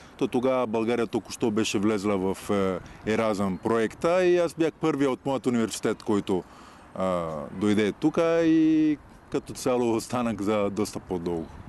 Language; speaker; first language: Bulgarian; non-native, fluent; Italian